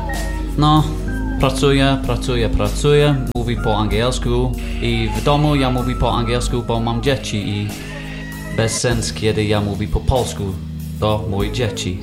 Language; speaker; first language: Polish; non-native, learner; English